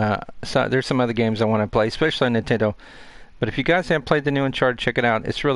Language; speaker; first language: English; native; English